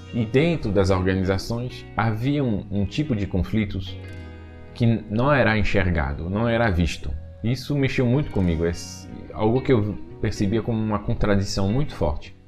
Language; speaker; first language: Portuguese; non-native, fluent; French